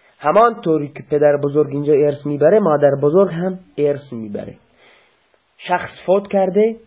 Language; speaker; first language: Persian; non-native, local second language; Baluchi